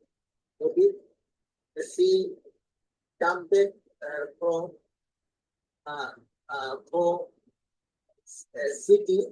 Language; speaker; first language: English; non-native, learner; Bangla